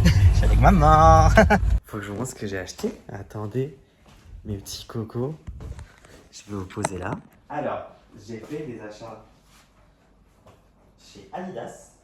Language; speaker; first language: French; native; French